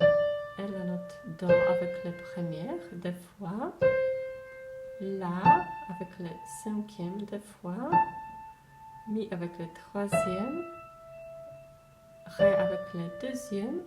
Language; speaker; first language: French; non-native, fluent; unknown